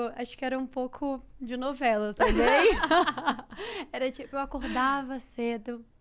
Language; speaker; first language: Portuguese; native; Portuguese